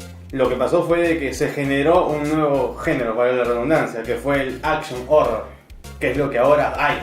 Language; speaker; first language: Spanish; native; Spanish